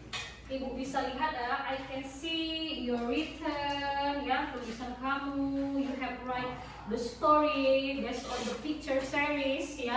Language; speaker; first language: English; non-native, local second language; Indonesian